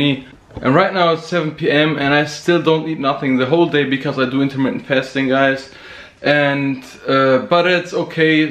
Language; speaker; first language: English; non-native, fluent; German